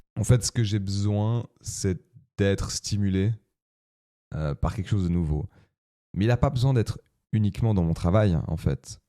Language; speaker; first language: French; native; French